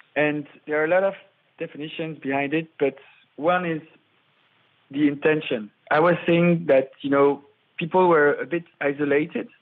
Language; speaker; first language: English; non-native, fluent; French